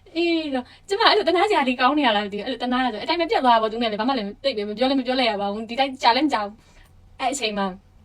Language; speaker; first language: Burmese; native; Burmese